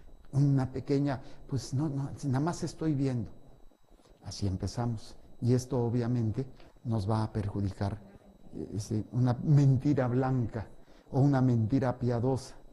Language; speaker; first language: Spanish; native; Spanish